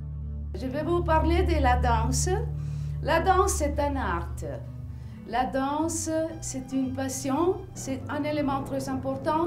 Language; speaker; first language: French; non-native, fluent; Spanish